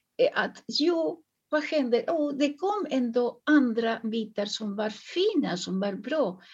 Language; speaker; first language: Swedish; non-native, fluent; Spanish